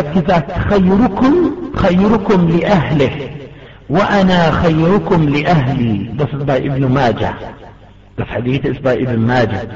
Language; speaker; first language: German; non-native, fluent; Arabic